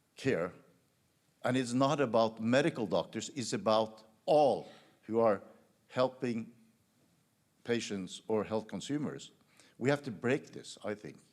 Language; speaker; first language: English; non-native, fluent; Norwegian